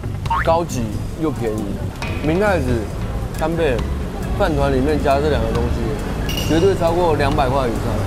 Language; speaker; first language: Chinese; native; Chinese